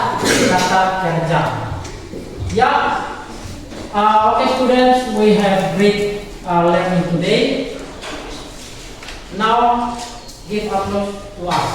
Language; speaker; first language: English; non-native, learner; Indonesian